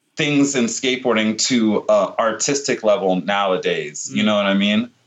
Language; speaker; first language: English; native; English